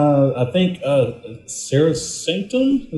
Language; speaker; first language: English; native; English